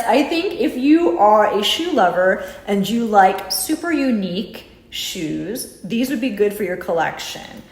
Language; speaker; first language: English; native; English